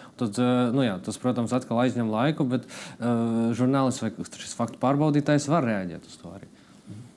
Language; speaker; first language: Latvian; non-native, local second language; Russian